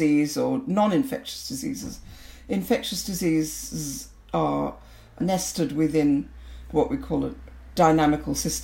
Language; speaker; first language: English; non-native, local second language; Bangla